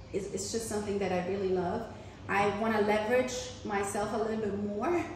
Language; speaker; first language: English; non-native, fluent; German